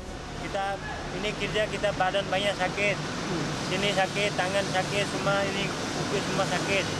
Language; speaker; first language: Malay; non-native, learner; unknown